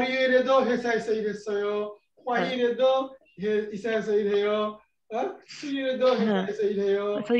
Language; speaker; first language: Korean; non-native, learner; Bangla